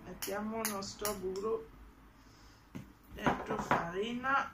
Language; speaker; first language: Italian; non-native, learner; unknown